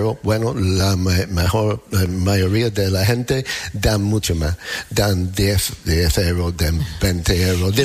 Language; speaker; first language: Spanish; non-native, learner; English